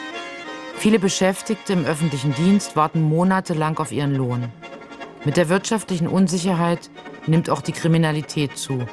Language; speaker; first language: German; native; German